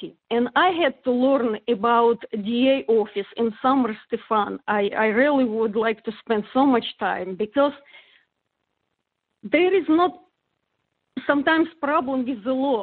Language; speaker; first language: English; non-native, fluent; Russian